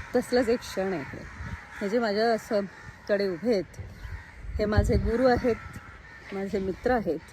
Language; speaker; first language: Marathi; non-native, local second language; Malayalam